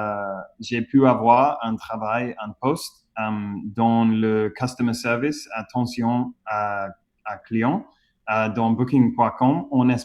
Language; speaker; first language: French; non-native, fluent; English